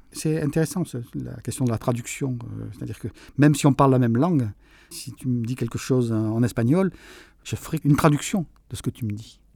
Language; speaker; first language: French; early bilingual, other home language; Catalan